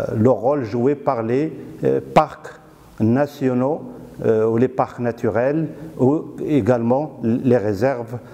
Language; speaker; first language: French; non-native, local second language; Arabic